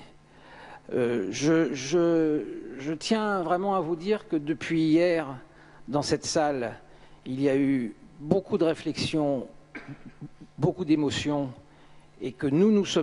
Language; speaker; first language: French; native; French